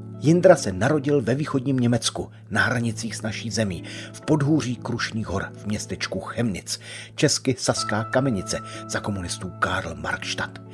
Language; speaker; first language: Czech; native; Czech